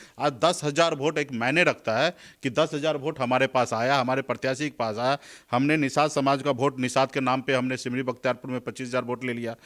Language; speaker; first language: Hindi; native; Hindi